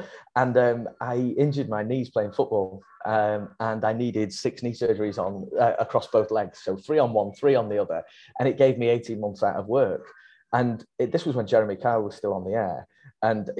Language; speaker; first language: English; native; English